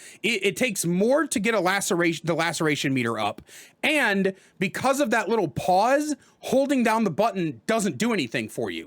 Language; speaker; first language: English; native; English